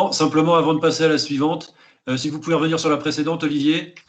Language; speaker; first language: French; native; French